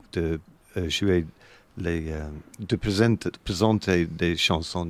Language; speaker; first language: French; non-native, learner; English